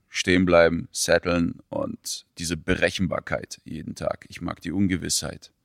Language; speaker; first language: German; early bilingual, other home language; Russian